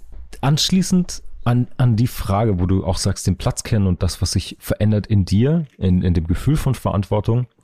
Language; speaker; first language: German; native; German